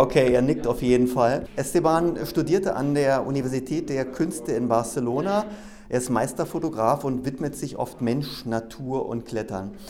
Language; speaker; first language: German; native; German